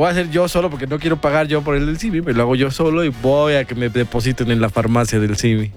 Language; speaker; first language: Spanish; native; Spanish